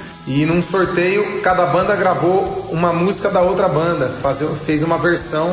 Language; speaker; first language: Portuguese; native; Portuguese